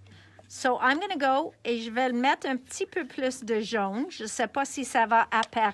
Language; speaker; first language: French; non-native, local second language; English